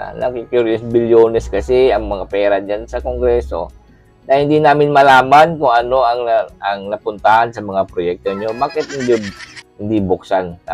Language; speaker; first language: Filipino; non-native, local second language; Cebuano